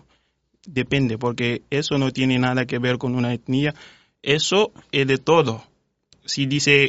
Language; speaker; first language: Spanish; non-native, fluent; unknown